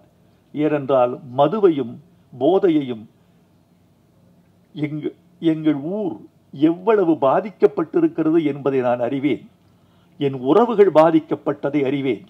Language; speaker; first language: Tamil; native; Tamil